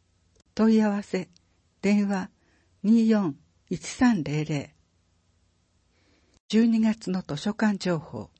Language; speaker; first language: Japanese; native; Japanese